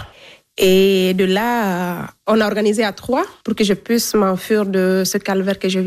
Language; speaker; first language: French; non-native, local second language; Fula